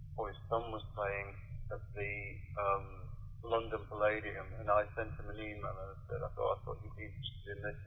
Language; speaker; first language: English; native; English